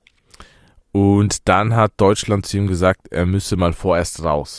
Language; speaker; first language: German; early bilingual, other home language; Persian